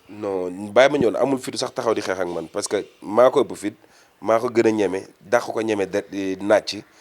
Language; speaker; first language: Wolof; native; Wolof